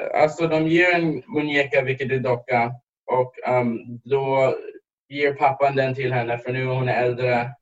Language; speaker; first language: Swedish; early bilingual, heritage; English